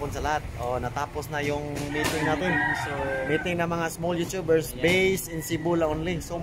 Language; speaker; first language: Filipino; non-native, local second language; Cebuano